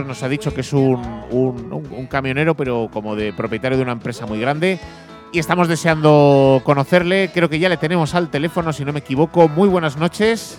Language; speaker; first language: Spanish; native; Spanish